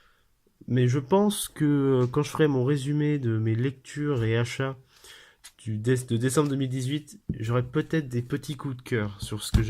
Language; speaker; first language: French; native; French